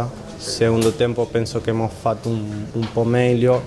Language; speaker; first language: Italian; non-native, learner; Spanish